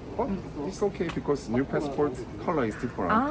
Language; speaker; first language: English; non-native, learner; Korean